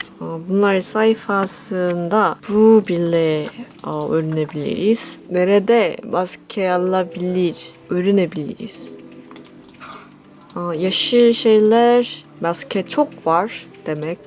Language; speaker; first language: Turkish; non-native, learner; Korean